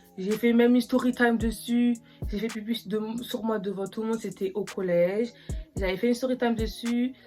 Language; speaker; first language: French; native; French